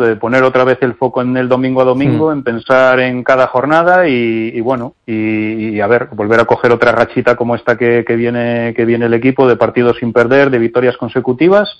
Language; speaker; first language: Spanish; native; Spanish